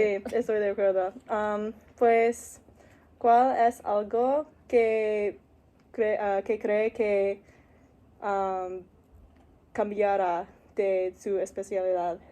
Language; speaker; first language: Spanish; non-native, learner; English